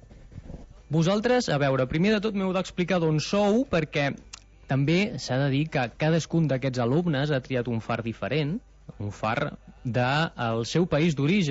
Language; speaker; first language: Catalan; native; Catalan